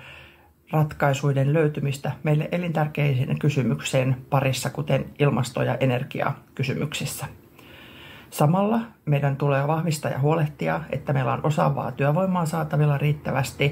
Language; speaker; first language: Finnish; native; Finnish